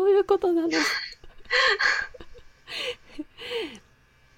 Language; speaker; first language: Japanese; native; Japanese